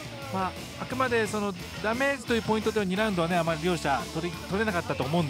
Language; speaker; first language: Japanese; native; Japanese